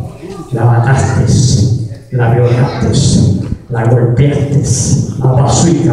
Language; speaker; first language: Spanish; native; Spanish